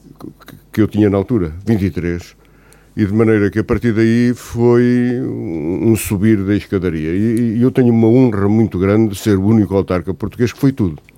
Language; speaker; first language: Portuguese; native; Portuguese